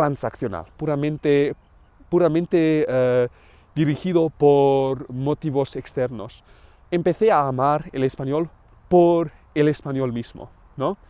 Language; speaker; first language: Spanish; non-native, fluent; English